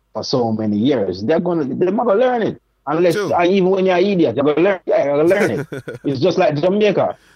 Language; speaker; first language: English; non-native, local second language; Jamaican Creole English